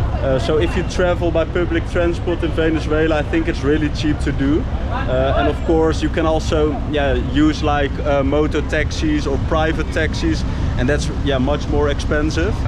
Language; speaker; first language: English; non-native, fluent; Dutch